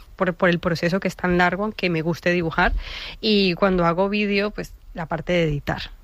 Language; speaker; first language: Spanish; native; Spanish